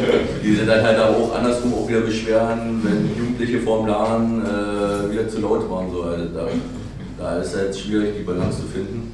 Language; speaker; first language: German; native; German